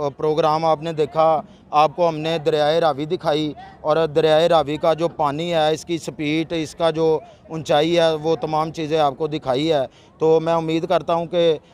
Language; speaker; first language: Urdu; non-native, local second language; Punjabi